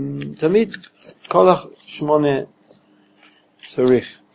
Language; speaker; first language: Hebrew; non-native, fluent; English